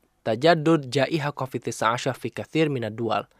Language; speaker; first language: Arabic; non-native, fluent; Indonesian